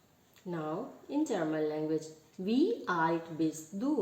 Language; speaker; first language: German; non-native, learner; Hindi